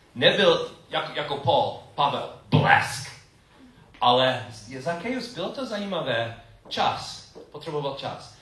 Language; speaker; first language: Czech; non-native, learner; English